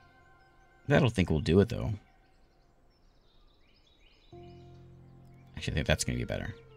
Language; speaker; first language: English; native; English